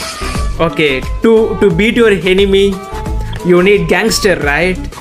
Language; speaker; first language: English; non-native, learner; Tamil